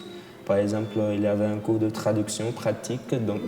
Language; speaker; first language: French; non-native, fluent; Portuguese